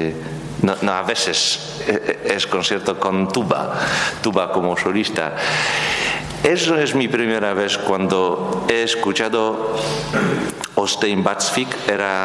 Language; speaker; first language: Spanish; non-native, learner; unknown